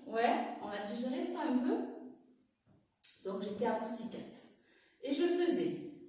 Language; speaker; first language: French; native; French